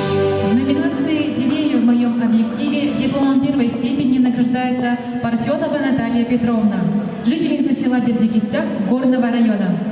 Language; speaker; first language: Russian; native; Russian